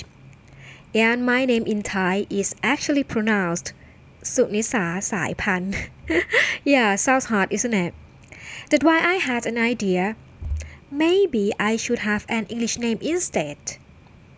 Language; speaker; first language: English; non-native, fluent; Thai